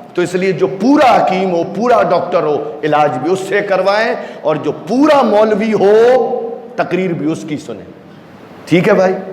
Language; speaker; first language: Urdu; native; Urdu